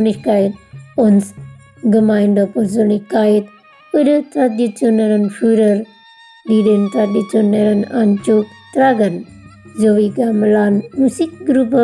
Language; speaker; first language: German; non-native, fluent; Indonesian